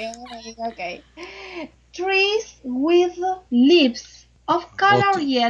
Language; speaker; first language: English; non-native, learner; Spanish